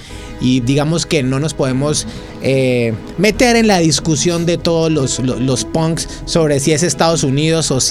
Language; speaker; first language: Spanish; native; Spanish